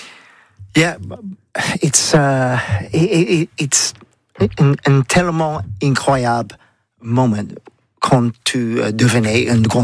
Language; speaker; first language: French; non-native, learner; English